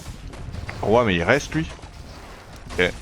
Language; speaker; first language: French; native; French